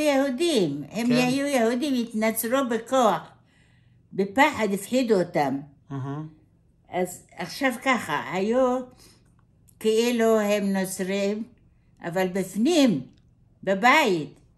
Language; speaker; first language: Hebrew; non-native, fluent; Aramaic